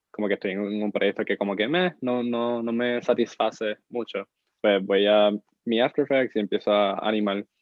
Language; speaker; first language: English; non-native, fluent; Spanish